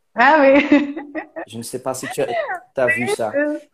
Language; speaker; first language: French; non-native, learner; Portuguese